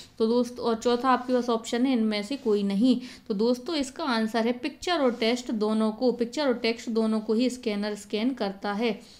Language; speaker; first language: Hindi; native; Hindi